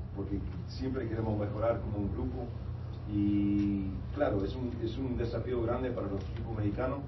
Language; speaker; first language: Spanish; early bilingual, heritage; Spanish